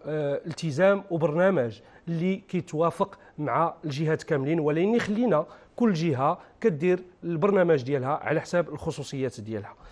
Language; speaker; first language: Arabic; native; Arabic